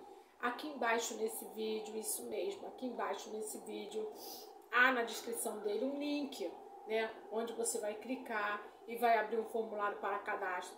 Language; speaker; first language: Portuguese; native; Portuguese